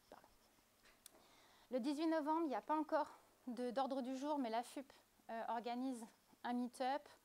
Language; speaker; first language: French; native; French